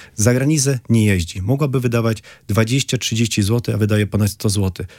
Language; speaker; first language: Polish; native; Polish